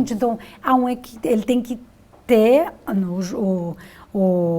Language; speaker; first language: Portuguese; native; Portuguese